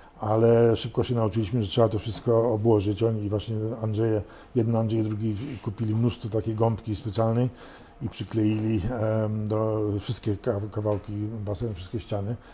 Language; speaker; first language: Polish; early bilingual, heritage; Polish